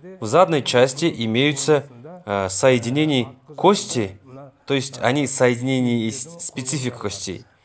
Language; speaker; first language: Russian; non-native, local second language; Kazakh